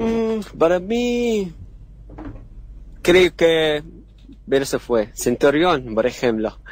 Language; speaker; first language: Spanish; non-native, learner; Arabic